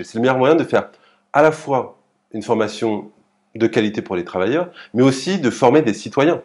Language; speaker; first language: French; native; French